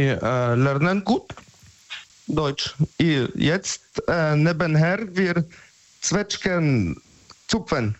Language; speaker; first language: German; non-native, learner; Polish